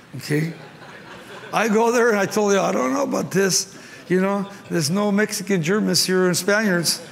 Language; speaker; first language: English; early bilingual, other home language; Spanish